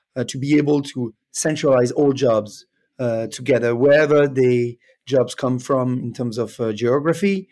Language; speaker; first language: English; non-native, fluent; French